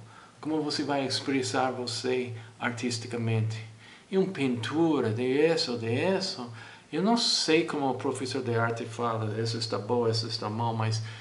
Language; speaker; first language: Portuguese; non-native, fluent; English